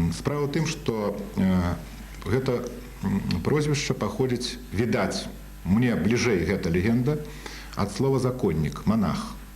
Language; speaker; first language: Belarusian; native; Belarusian